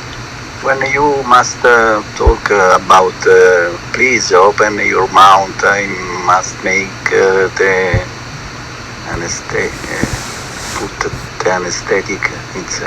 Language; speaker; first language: English; non-native, learner; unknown